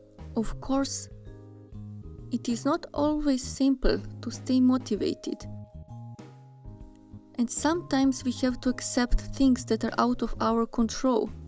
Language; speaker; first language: English; non-native, fluent; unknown